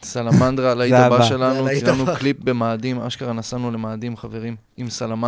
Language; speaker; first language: Hebrew; native; Hebrew